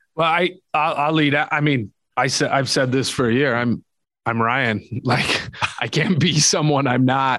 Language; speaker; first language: English; native; English